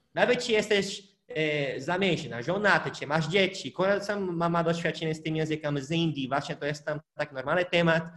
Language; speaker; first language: Polish; non-native, fluent; Portuguese